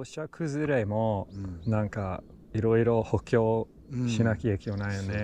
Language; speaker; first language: Japanese; non-native, learner; English